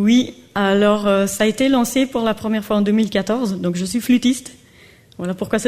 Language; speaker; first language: French; native; French